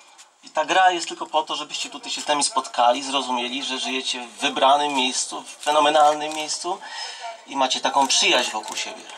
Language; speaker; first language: Polish; native; Polish